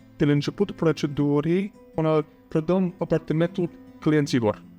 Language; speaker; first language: Romanian; non-native, fluent; English